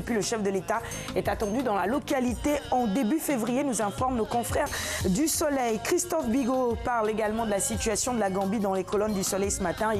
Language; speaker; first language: French; non-native, local second language; Wolof